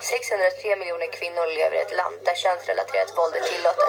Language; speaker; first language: Swedish; native; Swedish